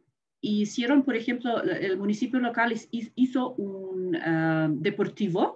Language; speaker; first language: Spanish; non-native, fluent; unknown